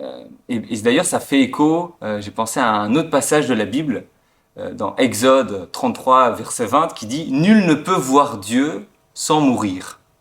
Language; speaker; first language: French; native; French